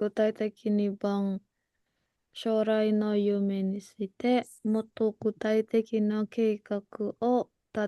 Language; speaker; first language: Japanese; non-native, learner; Indonesian